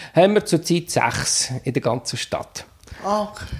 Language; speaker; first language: German; native; German